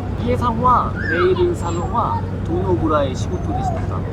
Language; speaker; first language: Japanese; non-native, learner; Korean